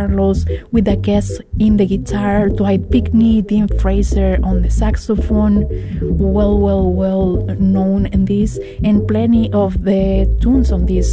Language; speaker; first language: English; non-native, fluent; Spanish